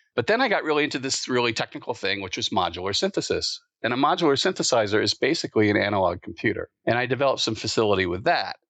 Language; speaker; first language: English; native; English